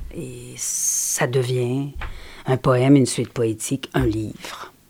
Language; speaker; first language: French; native; French